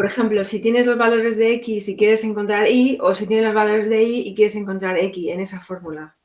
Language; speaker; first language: Spanish; native; Spanish